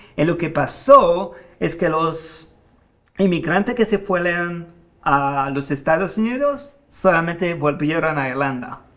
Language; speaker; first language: Spanish; non-native, fluent; French